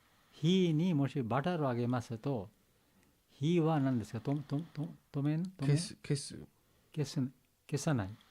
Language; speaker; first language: Japanese; non-native, learner; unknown